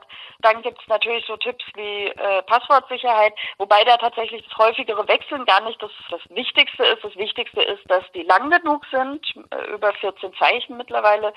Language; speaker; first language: German; native; German